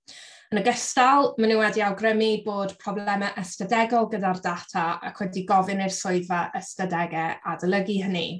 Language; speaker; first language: Welsh; native; Welsh